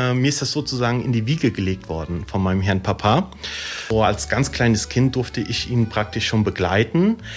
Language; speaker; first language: German; early bilingual, other home language; Italian